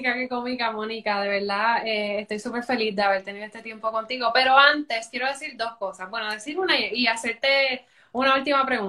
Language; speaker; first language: Spanish; native; Spanish